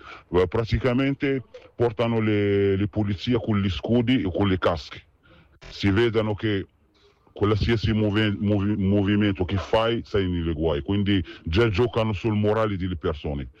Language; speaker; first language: Italian; non-native, fluent; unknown